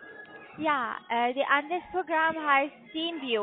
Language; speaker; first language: German; non-native, learner; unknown